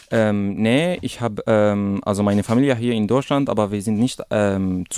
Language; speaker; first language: German; non-native, learner; Arabic